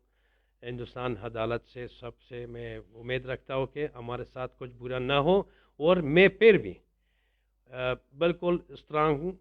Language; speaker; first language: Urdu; non-native, learner; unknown